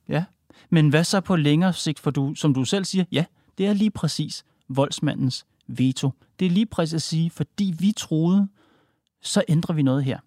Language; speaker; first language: Danish; native; Danish